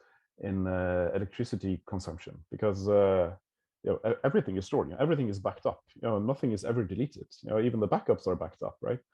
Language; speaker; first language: English; non-native, fluent; Norwegian